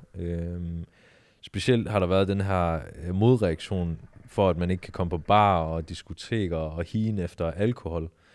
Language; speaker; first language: Danish; early bilingual, other home language; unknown